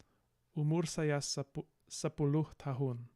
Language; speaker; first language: Indonesian; non-native, learner; English